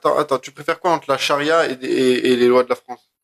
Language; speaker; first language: French; native; French